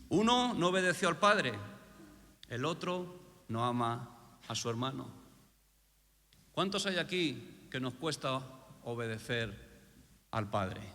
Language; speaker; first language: Spanish; native; Spanish